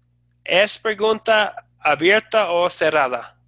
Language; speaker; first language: Spanish; non-native, fluent; English